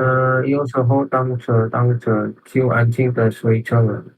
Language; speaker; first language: Chinese; non-native, learner; Indonesian